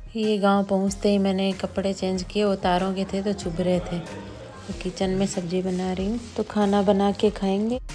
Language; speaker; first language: Hindi; non-native, local second language; Marwari